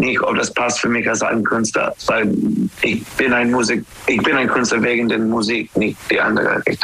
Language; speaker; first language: German; non-native, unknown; English